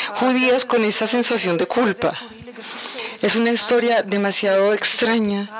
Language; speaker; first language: Spanish; non-native, fluent; Ukrainian